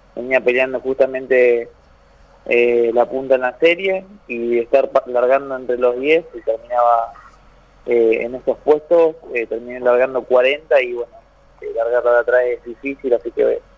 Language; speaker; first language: Spanish; native; Spanish